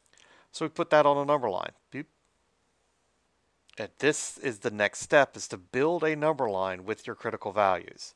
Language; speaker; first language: English; native; English